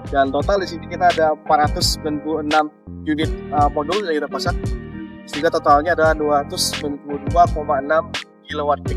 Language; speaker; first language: Indonesian; native; Indonesian